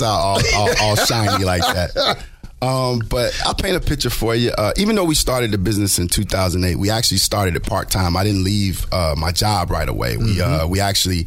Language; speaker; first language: English; native; English